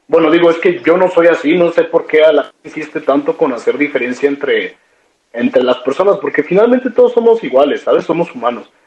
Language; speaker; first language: Spanish; native; Spanish